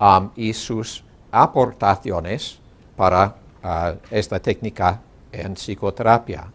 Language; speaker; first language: Spanish; non-native, learner; English